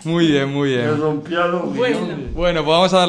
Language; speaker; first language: Spanish; native; Spanish